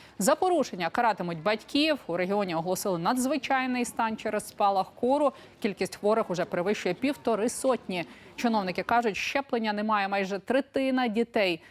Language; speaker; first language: Ukrainian; native; Ukrainian